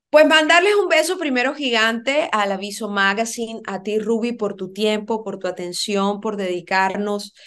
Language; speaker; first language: Spanish; native; Spanish